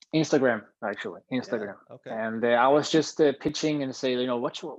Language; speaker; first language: English; non-native, fluent; Danish